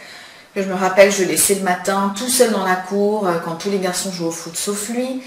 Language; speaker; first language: French; native; French